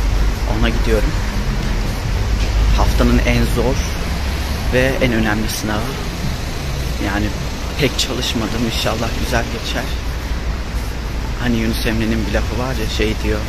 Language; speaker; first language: Turkish; native; Turkish